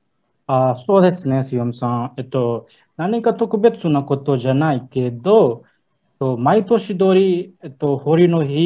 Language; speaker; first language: Japanese; non-native, learner; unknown